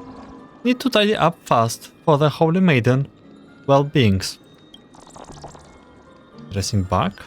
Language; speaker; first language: English; non-native, fluent; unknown